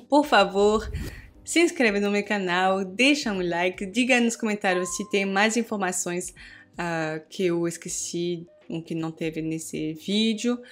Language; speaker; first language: Portuguese; non-native, fluent; French